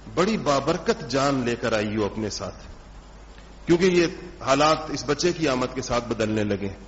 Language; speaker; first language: Urdu; non-native, local second language; Pashto